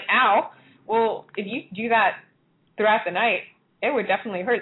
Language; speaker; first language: English; non-native, local second language; Cantonese